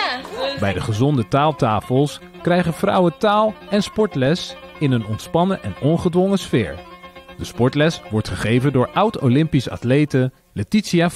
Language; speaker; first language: Dutch; native; Dutch